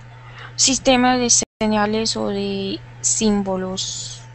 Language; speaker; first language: Spanish; non-native, learner; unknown